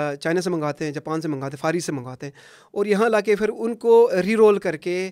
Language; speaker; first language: Urdu; non-native, local second language; Punjabi